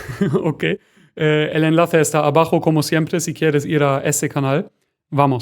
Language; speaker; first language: Spanish; non-native, fluent; German